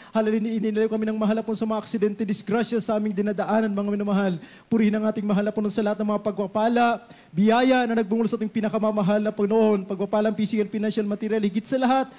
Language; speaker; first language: Filipino; non-native, local second language; Masbatenyo